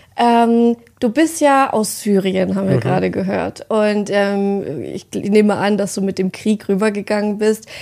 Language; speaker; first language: German; native; German